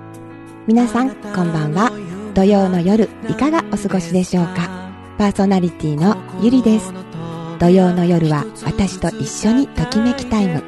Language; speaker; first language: Japanese; native; Japanese